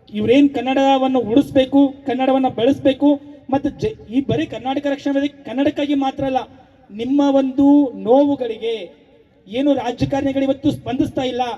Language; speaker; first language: Kannada; native; Kannada